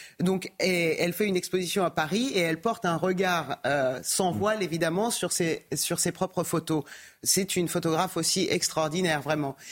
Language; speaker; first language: French; early bilingual, other home language; Persian